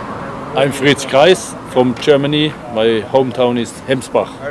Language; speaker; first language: English; non-native, learner; German